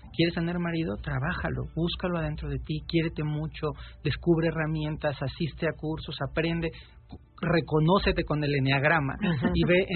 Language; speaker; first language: Spanish; native; Spanish